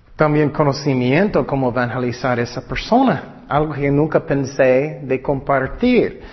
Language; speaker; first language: Spanish; non-native, fluent; English